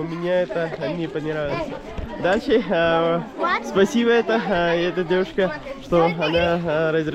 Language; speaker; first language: Russian; non-native, learner; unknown